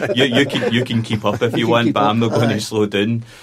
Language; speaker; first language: English; native; English